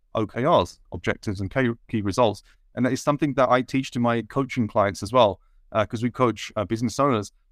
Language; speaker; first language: English; native; English